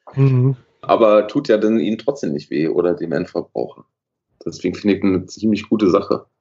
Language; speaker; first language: German; native; German